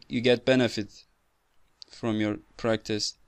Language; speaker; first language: English; non-native, fluent; Turkish